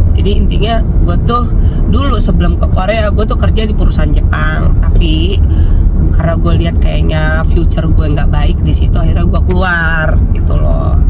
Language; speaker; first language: Indonesian; native; Indonesian